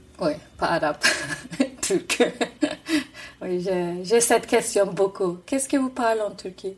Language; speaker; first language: French; non-native, fluent; Turkish